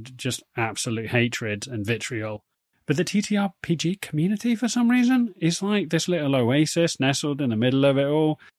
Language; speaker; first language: English; native; English